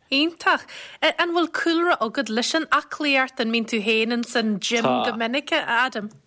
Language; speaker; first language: Irish; native; Irish